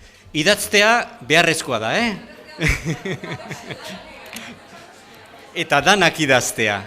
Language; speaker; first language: Basque; native; Basque